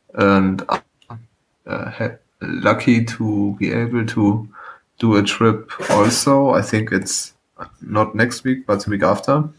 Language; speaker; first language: English; non-native, fluent; German